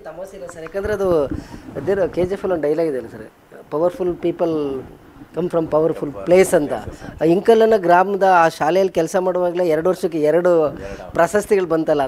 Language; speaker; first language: Kannada; native; Kannada